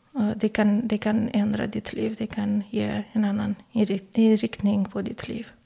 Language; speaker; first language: Swedish; non-native, fluent; Romanian